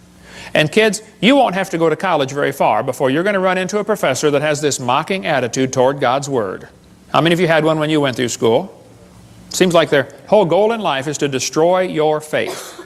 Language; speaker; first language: English; native; English